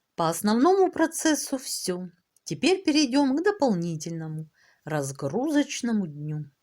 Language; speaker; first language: Russian; native; Russian